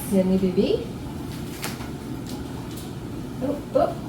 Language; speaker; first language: French; native; French